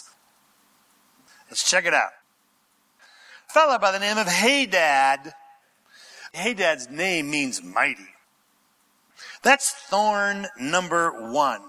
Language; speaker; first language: English; native; English